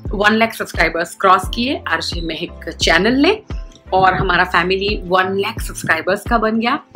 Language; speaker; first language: Hindi; non-native, local second language; Gujarati